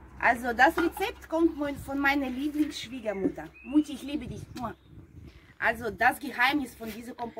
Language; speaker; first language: German; non-native, fluent; Russian